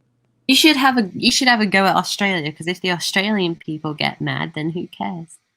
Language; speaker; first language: English; native; English